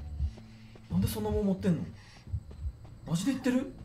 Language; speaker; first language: Japanese; native; Japanese